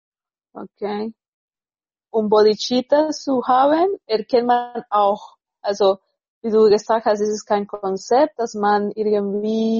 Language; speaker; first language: German; non-native, fluent; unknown